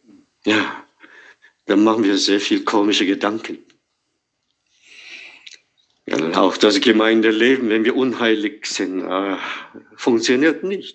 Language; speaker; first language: German; non-native, fluent; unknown